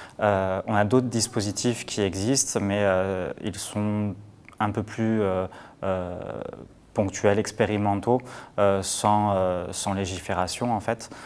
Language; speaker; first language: French; native; French